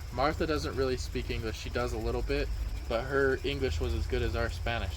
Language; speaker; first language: English; native; English